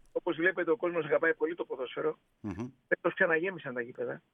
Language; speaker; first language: Greek; native; Greek